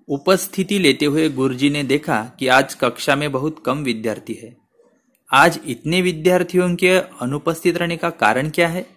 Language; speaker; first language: Hindi; non-native, local second language; Marathi